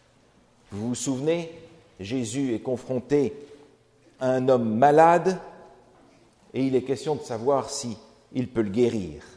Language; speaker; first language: French; native; French